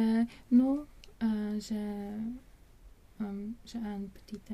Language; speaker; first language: French; non-native, learner; Latvian